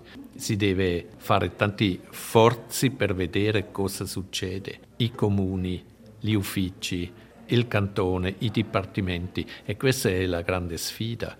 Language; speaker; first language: Italian; non-native, local second language; German